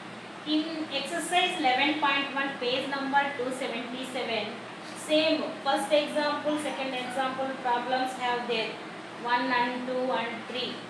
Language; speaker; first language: English; non-native, local second language; Telugu